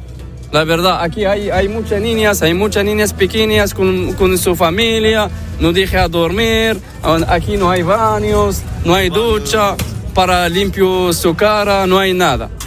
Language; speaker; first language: Spanish; non-native, learner; Arabic